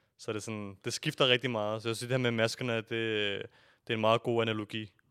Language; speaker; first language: Danish; early bilingual, other home language; Urdu